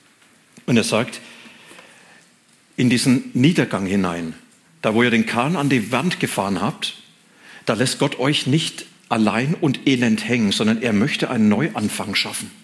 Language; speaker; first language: German; native; German